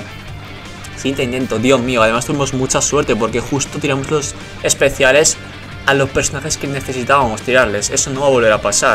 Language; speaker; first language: Spanish; native; Spanish